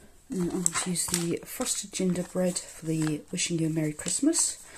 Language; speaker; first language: English; native; English